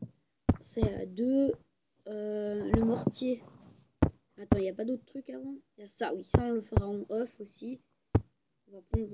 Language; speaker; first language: French; native; French